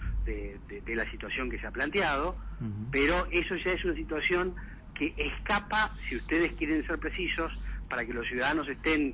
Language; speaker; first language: Spanish; native; Spanish